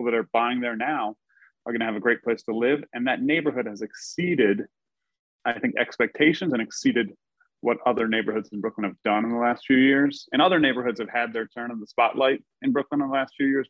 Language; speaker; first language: English; native; English